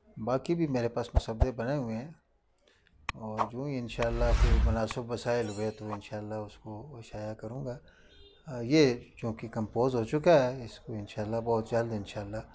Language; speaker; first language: Urdu; non-native, local second language; Northern Hindko